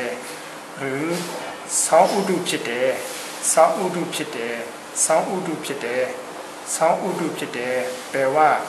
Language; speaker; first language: Thai; non-native, fluent; Burmese